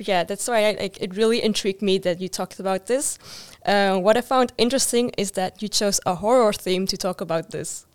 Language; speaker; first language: English; non-native, fluent; Dutch